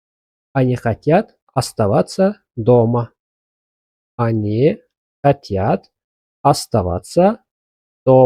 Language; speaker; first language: Russian; non-native, fluent; Azerbaijani